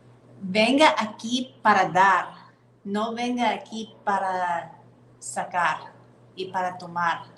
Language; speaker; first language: Spanish; non-native, fluent; English